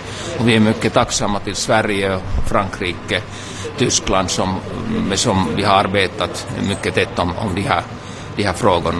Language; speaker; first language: Swedish; non-native, local second language; Finnish